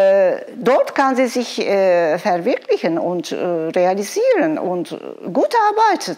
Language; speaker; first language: German; non-native, fluent; Turkish